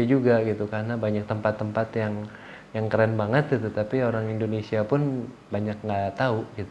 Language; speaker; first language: Indonesian; native; Indonesian